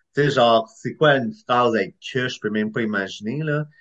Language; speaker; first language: French; native; French